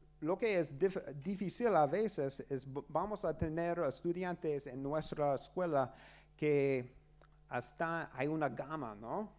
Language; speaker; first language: Spanish; non-native, learner; English